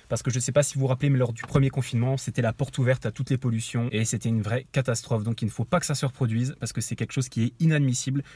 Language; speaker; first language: French; native; French